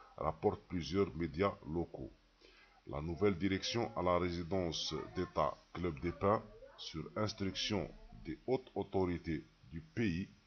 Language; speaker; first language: French; non-native, local second language; Arabic